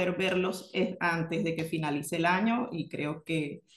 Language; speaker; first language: Spanish; native; Spanish